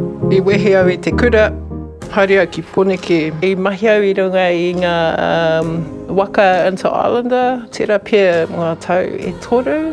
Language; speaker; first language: Māori; non-native, local second language; English